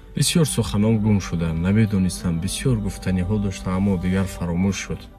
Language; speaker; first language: Persian; native; Persian